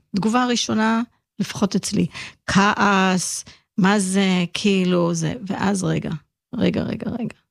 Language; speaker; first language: Hebrew; early bilingual, other home language; English